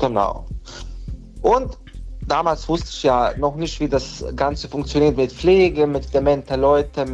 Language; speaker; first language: German; non-native, fluent; Bosnian